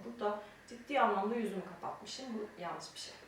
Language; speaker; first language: Turkish; native; Turkish